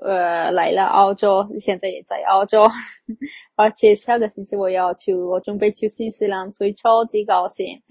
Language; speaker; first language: Chinese; non-native, fluent; Armenian